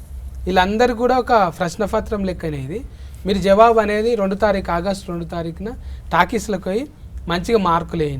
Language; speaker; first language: Telugu; native; Telugu